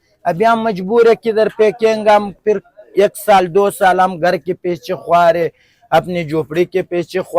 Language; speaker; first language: Hindi; non-native, local second language; Pashto